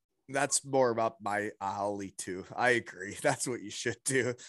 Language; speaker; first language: English; native; English